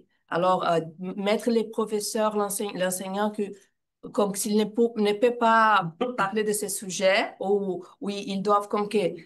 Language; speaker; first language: French; non-native, fluent; Portuguese